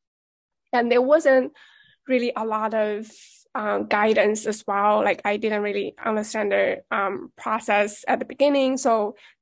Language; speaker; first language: English; non-native, fluent; Chinese